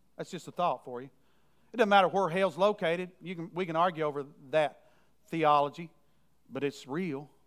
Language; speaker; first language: English; native; English